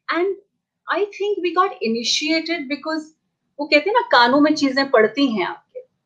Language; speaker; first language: English; non-native, local second language; Hindi